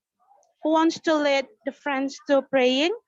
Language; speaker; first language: English; non-native, learner; Indonesian